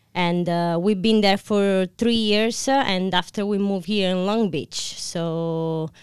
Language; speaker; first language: English; non-native, fluent; Italian